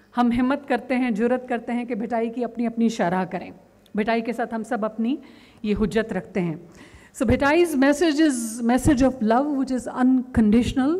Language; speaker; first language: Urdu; non-native, local second language; Sindhi